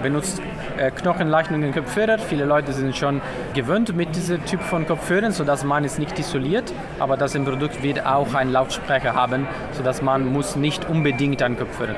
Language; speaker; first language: German; non-native, learner; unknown